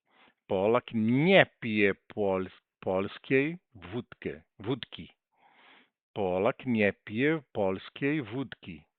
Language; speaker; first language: Polish; non-native, learner; Portuguese